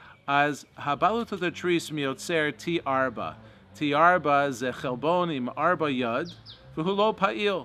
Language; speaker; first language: Hebrew; non-native, fluent; English